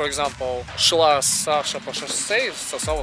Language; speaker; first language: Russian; native; Russian